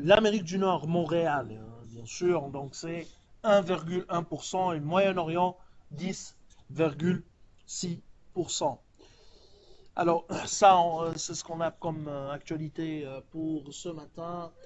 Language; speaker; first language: French; non-native, local second language; Arabic